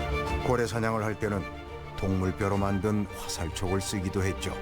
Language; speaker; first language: Korean; native; Korean